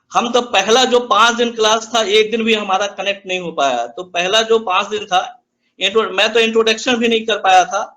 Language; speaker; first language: Hindi; native; Hindi